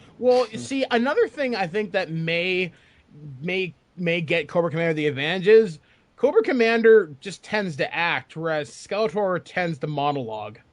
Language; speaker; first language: English; native; English